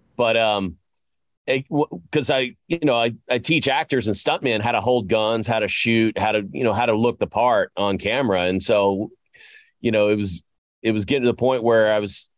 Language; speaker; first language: English; native; English